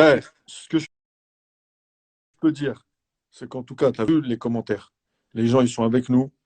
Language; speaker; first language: French; native; French